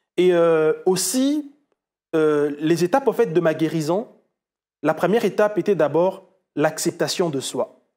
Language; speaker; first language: French; non-native, local second language; Lingala